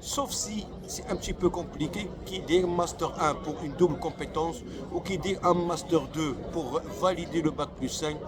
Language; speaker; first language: French; non-native, local second language; Arabic